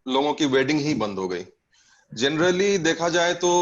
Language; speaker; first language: Hindi; non-native, local second language; Bangla